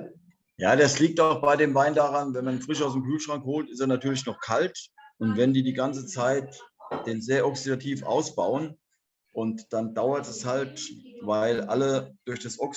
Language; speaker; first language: German; native; German